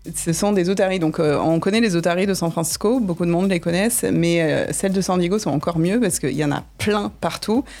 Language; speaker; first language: French; native; French